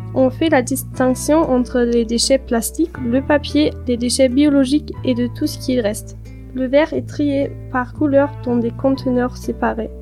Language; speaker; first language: French; non-native, fluent; German